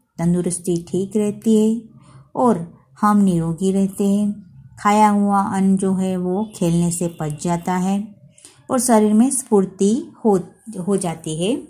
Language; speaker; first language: Hindi; non-native, local second language; Gujarati